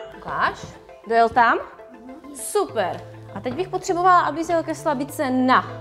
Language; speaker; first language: Czech; native; Czech